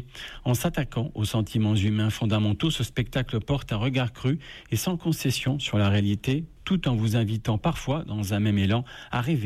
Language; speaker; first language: French; native; French